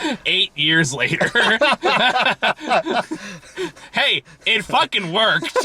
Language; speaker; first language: English; native; English